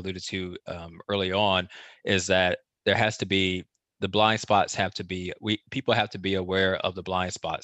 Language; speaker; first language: English; native; English